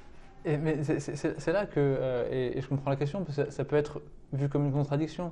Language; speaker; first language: French; native; French